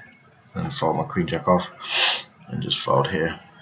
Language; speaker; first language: English; native; English